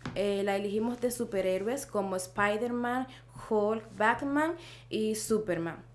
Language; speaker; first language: Spanish; native; Spanish